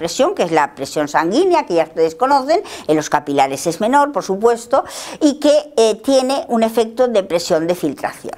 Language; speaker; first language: Spanish; native; Spanish